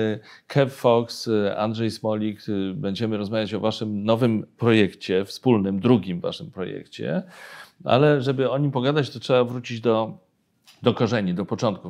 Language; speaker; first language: Polish; native; Polish